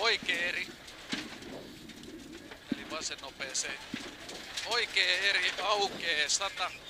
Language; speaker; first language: Finnish; native; Finnish